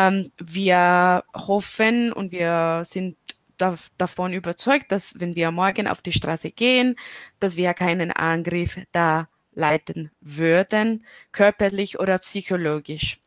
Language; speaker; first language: German; non-native, fluent; Spanish